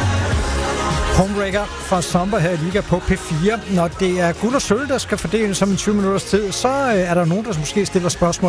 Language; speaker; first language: Danish; native; Danish